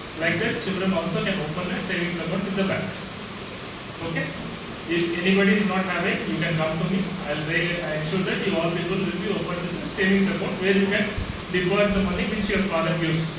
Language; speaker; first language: English; non-native, local second language; Telugu